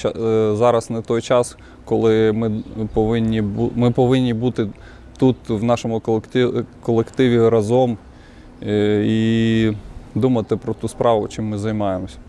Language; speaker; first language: Ukrainian; non-native, local second language; Russian